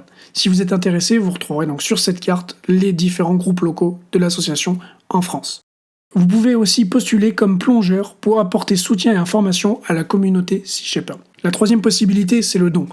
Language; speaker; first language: French; native; French